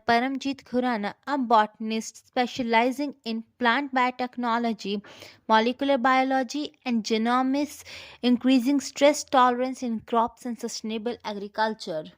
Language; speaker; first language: English; non-native, local second language; Hindi